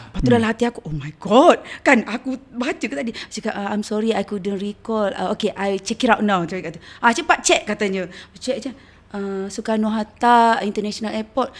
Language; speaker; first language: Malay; native; Malay